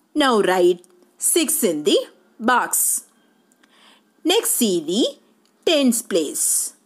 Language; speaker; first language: English; non-native, local second language; Tamil